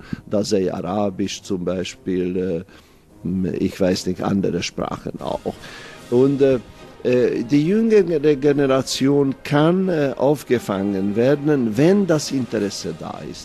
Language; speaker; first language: German; non-native, fluent; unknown